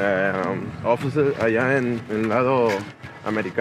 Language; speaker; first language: Spanish; native; Spanish